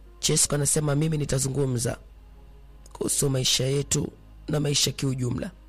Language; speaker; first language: Swahili; native; Swahili